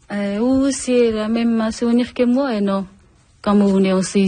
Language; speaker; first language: French; non-native, learner; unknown